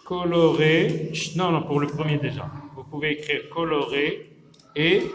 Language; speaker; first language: French; non-native, local second language; Arabic